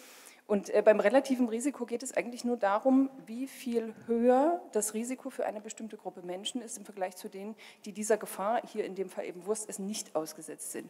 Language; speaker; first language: German; native; German